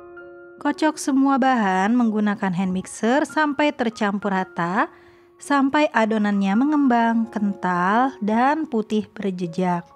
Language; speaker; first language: Indonesian; native; Indonesian